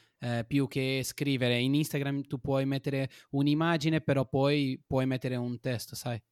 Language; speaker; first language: Italian; non-native, fluent; Portuguese